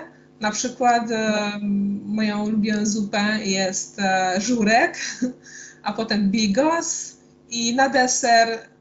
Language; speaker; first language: Polish; non-native, fluent; Hungarian